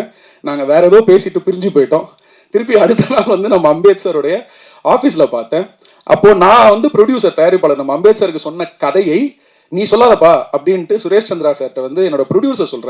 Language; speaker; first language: Tamil; native; Tamil